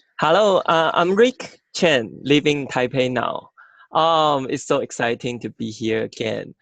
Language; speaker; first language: English; non-native, fluent; Chinese